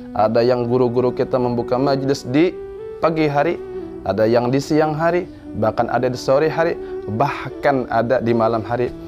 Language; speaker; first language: Malay; non-native, local second language; Banjar